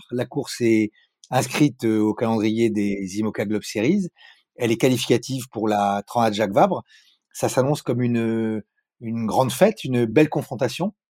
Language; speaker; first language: French; native; French